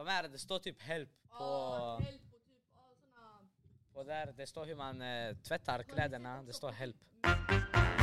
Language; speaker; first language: Swedish; early bilingual, other home language; Arabic